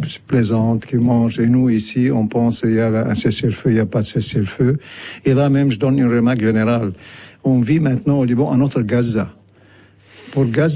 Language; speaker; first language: French; non-native, local second language; Arabic